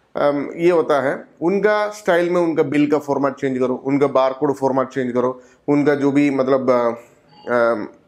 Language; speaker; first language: Hindi; non-native, local second language; Malayalam